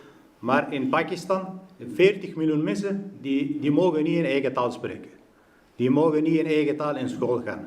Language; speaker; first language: Dutch; non-native, fluent; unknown